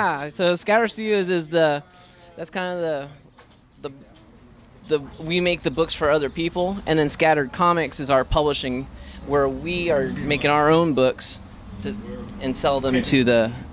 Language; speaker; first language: English; native; English